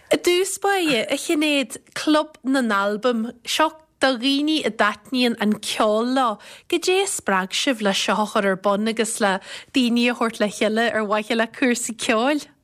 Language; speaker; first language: Irish; native; Irish